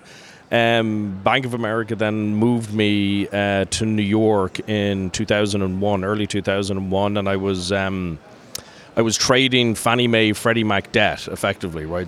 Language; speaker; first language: English; native; English